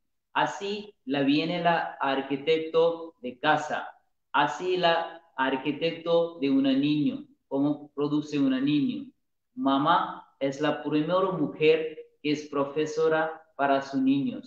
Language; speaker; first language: Spanish; non-native, learner; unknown